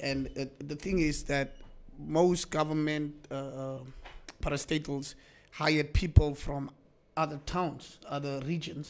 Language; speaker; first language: English; non-native, local second language; Afrikaans